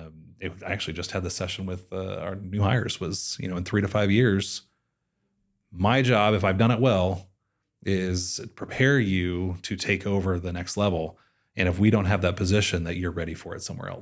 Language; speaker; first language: English; native; English